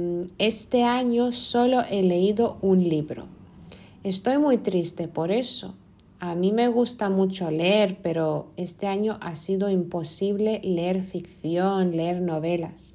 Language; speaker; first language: Spanish; non-native, fluent; Lithuanian